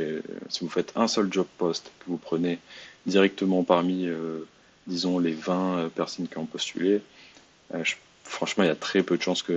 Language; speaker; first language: French; native; French